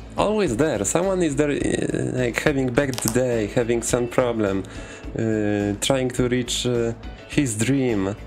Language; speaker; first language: English; non-native, fluent; Polish